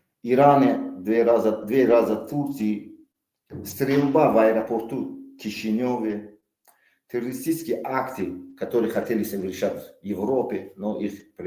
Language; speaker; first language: Russian; non-native, local second language; Tajik